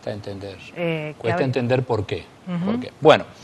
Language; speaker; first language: Spanish; native; Spanish